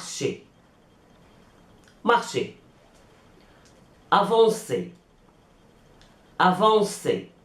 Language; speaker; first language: French; non-native, fluent; Arabic